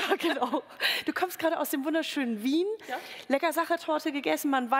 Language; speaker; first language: German; native; German